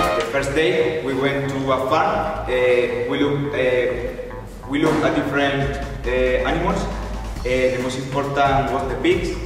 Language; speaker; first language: English; non-native, learner; Spanish